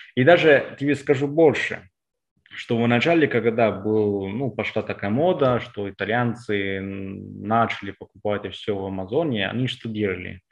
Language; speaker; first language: Russian; non-native, fluent; Italian